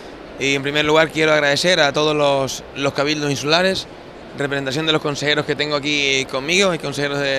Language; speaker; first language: Spanish; native; Spanish